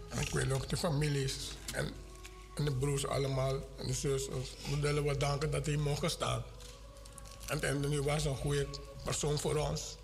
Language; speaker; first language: Dutch; non-native, local second language; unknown